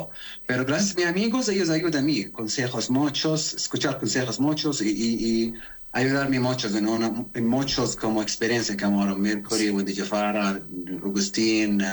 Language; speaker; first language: Spanish; non-native, learner; Arabic